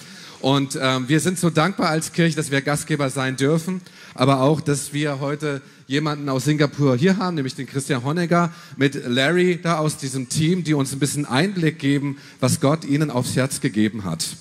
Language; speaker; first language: German; native; German